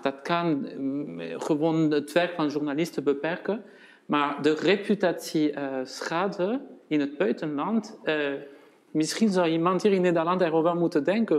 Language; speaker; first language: Dutch; non-native, fluent; French